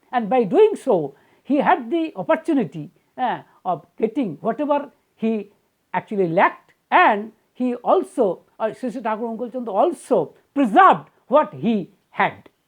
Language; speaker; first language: English; non-native, local second language; Bangla